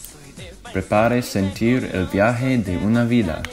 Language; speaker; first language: Spanish; non-native, learner; English